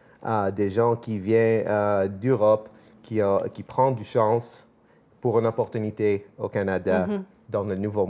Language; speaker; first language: French; non-native, fluent; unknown